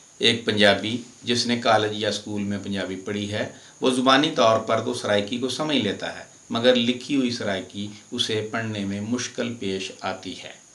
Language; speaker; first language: Urdu; non-native, local second language; Punjabi